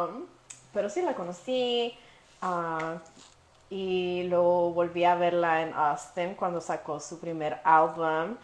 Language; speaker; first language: Spanish; early bilingual, heritage; Spanish